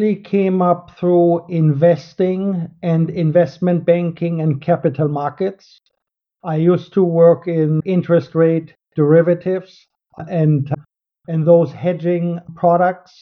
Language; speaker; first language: English; non-native, fluent; German